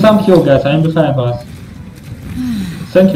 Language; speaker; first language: English; non-native, learner; Russian